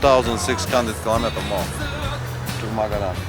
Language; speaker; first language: English; non-native, learner; Russian